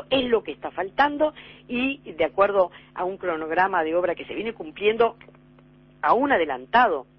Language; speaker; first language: Spanish; native; Spanish